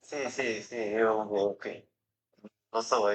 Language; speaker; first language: Italian; non-native, learner; Bangla